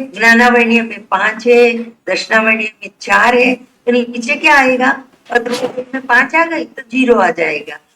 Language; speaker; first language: Hindi; non-native, local second language; Gujarati